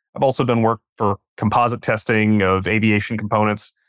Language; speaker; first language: English; native; English